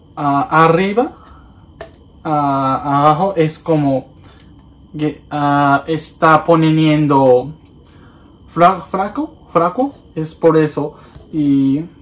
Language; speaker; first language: Spanish; non-native, learner; Japanese